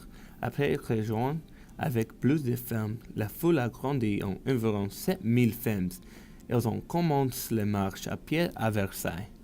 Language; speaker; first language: French; non-native, learner; English